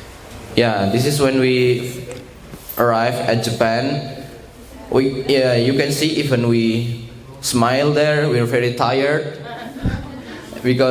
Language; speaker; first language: English; non-native, learner; Indonesian